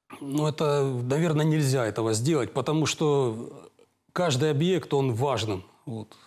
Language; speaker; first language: Russian; native; Russian